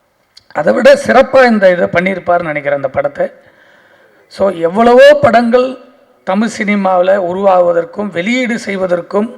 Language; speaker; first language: Tamil; native; Tamil